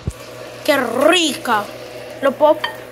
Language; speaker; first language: Spanish; early bilingual, heritage; Spanish